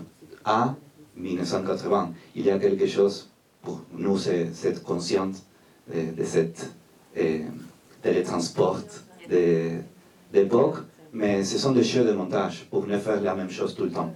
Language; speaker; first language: French; non-native, fluent; Spanish